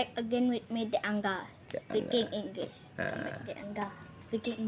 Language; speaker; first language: English; non-native, learner; Indonesian